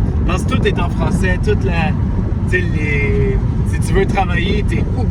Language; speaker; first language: French; non-native, local second language; English